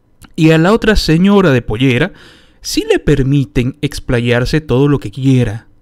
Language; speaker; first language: Spanish; native; Spanish